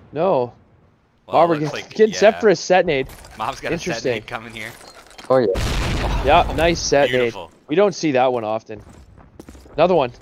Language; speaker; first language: English; native; English